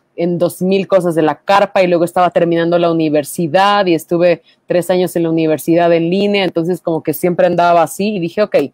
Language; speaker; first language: Spanish; native; Spanish